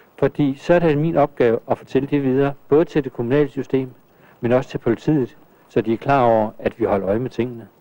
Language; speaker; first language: Danish; native; Danish